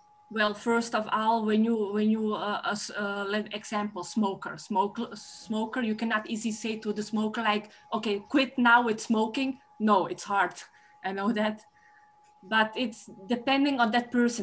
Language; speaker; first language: English; non-native, learner; Dutch